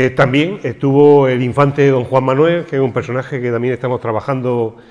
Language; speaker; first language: Spanish; native; Spanish